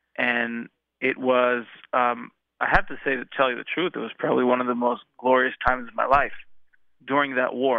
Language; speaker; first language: English; native; English